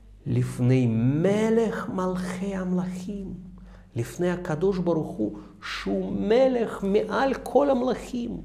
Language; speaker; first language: Hebrew; non-native, fluent; Russian